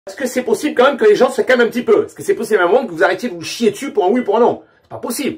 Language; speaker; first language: French; native; French